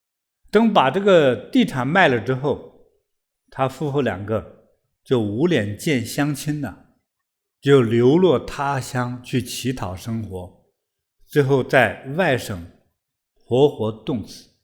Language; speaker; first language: Chinese; native; Chinese